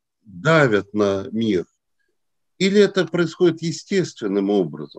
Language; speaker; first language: Russian; native; Russian